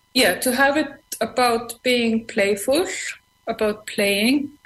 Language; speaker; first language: English; non-native, fluent; Icelandic